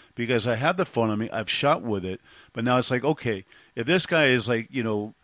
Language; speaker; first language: English; native; English